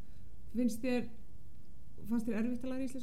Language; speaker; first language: Icelandic; native; Icelandic